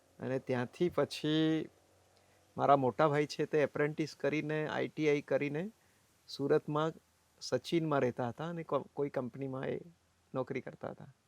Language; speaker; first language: Gujarati; non-native, local second language; Bhili